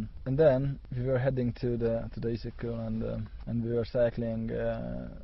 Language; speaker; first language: English; non-native, learner; Hungarian